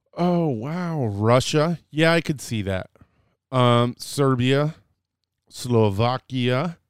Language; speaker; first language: English; native; English